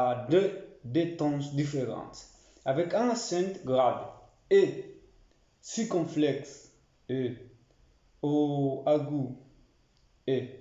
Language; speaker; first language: French; non-native, learner; Spanish